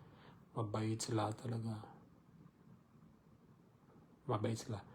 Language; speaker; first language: Filipino; non-native, learner; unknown